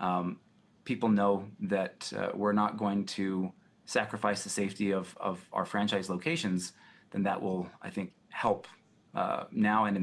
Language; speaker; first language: English; native; English